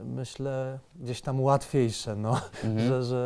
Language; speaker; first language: Polish; native; Polish